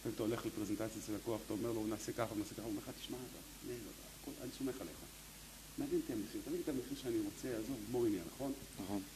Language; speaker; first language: Hebrew; native; Hebrew